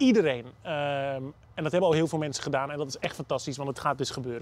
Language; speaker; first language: Dutch; native; Dutch